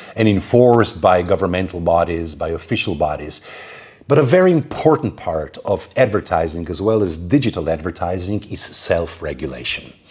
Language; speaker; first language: English; non-native, fluent; Slovenian